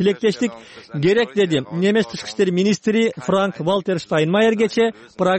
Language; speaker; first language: Kyrgyz; native; Kyrgyz